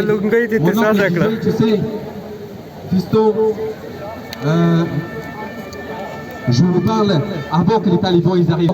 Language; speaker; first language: French; non-native, fluent; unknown